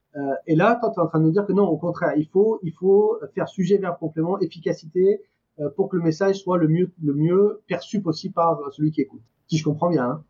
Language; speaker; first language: French; non-native, fluent; Persian